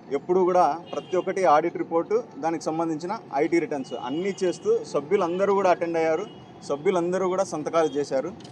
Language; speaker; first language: Telugu; native; Telugu